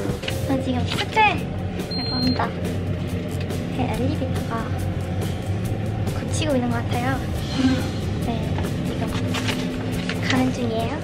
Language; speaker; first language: Korean; non-native, learner; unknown